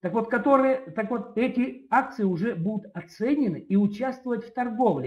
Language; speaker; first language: Russian; native; Russian